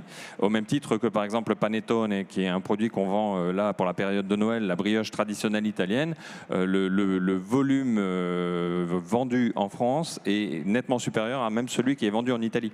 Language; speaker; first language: French; native; French